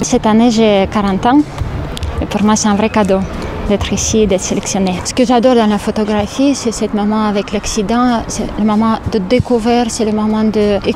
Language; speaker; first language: French; non-native, fluent; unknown